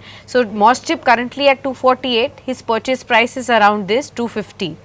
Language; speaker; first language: English; non-native, local second language; Hindi